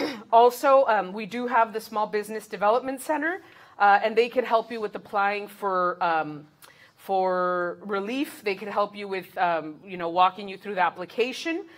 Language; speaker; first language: English; early bilingual, other home language; Spanish